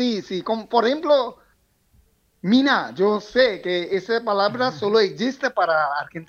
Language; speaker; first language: Spanish; non-native, fluent; Bangla